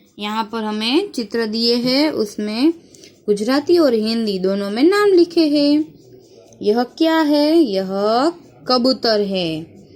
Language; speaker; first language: Hindi; non-native, local second language; Gujarati